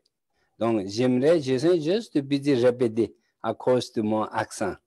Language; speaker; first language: French; non-native, learner; Tibetan